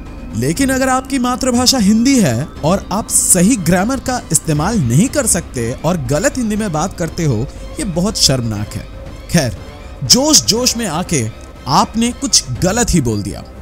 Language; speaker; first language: Hindi; non-native, local second language; Bangla